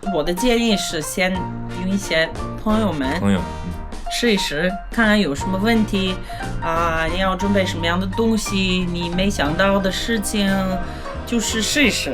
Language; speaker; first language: Chinese; non-native, fluent; English